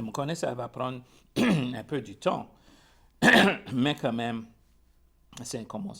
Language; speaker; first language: French; non-native, local second language; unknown